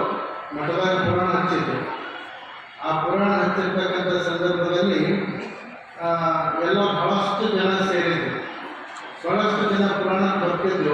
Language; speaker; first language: Kannada; native; Kannada